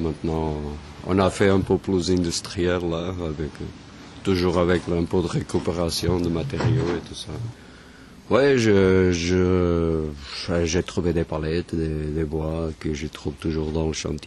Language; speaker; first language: French; non-native, fluent; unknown